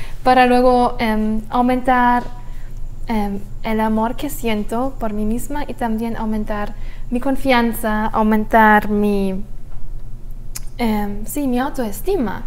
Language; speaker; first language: Spanish; non-native, fluent; German